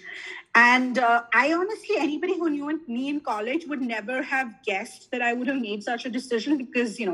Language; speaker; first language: English; non-native, local second language; Hindi